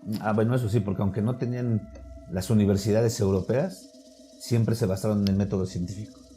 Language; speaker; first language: Spanish; native; Spanish